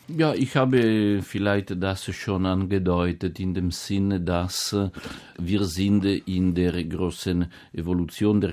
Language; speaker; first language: German; non-native, fluent; Italian